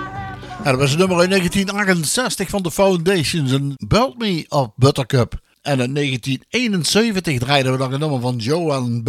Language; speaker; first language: Dutch; native; Dutch